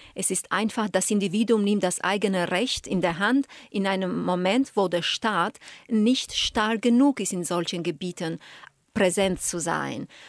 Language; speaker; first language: German; non-native, fluent; Albanian